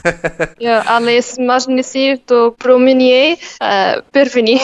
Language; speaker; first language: Czech; non-native, learner; Arabic